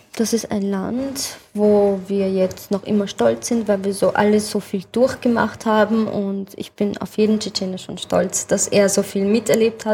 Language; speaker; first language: German; early bilingual, other home language; Chechen